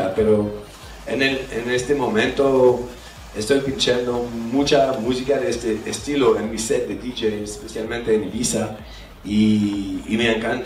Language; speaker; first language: Spanish; non-native, fluent; French